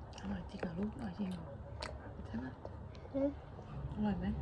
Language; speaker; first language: Thai; native; Thai